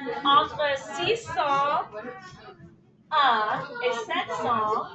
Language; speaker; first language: French; non-native, fluent; English